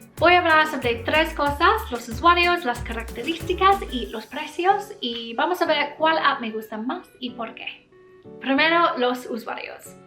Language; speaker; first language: Spanish; non-native, learner; English